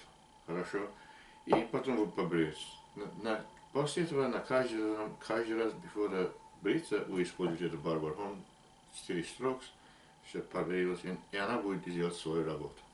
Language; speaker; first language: Russian; non-native, learner; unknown